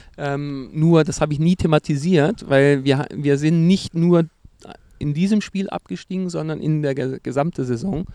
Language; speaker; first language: German; non-native, fluent; Portuguese